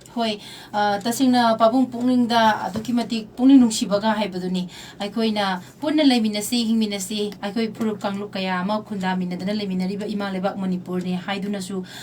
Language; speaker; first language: Manipuri; native; Manipuri